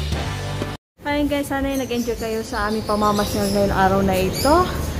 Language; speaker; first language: Filipino; native; Filipino